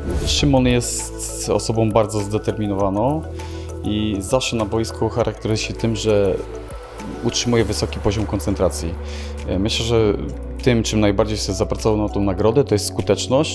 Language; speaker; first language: Polish; native; Polish